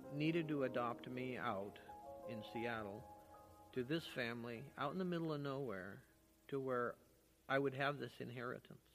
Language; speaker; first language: English; native; English